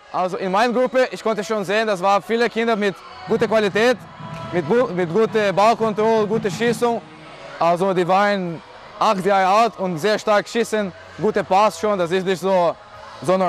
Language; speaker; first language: German; non-native, learner; Portuguese